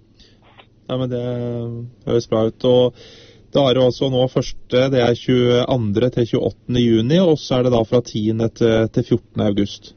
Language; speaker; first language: Norwegian; native; Norwegian